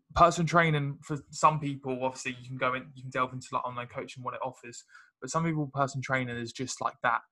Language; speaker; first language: English; native; English